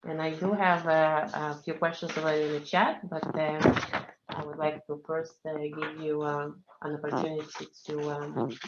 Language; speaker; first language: English; non-native, fluent; Russian